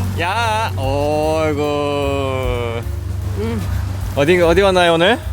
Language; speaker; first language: Korean; native; Korean